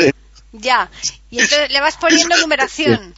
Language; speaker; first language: Spanish; native; Spanish